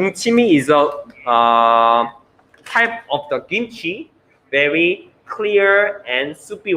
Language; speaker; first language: English; non-native, learner; Korean